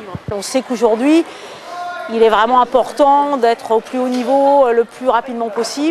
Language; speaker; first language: French; native; French